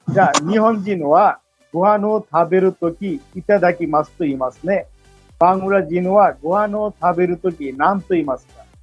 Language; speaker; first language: Japanese; non-native, fluent; Bangla